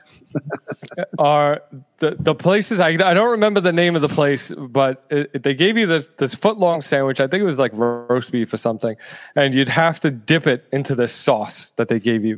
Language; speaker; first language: English; native; English